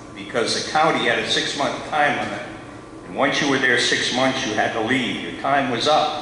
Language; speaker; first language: English; native; English